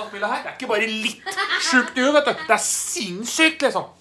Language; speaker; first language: Norwegian; native; Norwegian